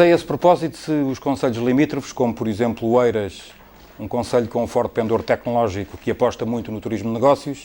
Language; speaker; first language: Portuguese; native; Portuguese